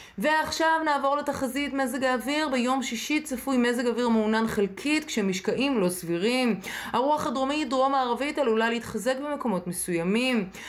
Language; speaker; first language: Hebrew; native; Hebrew